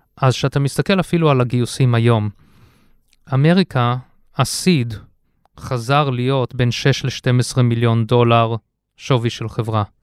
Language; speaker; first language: Hebrew; early bilingual, heritage; Hebrew